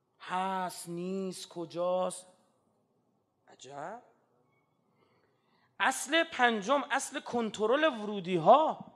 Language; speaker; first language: Persian; native; Persian